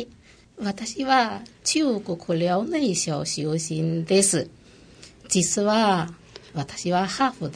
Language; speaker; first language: Japanese; non-native, local second language; Chinese